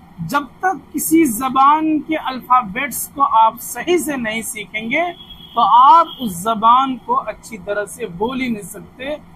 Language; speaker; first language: Urdu; native; Urdu